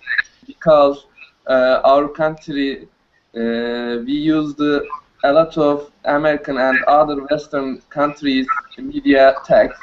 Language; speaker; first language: English; non-native, learner; Turkish